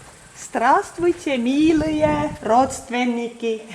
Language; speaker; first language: Russian; non-native, learner; Estonian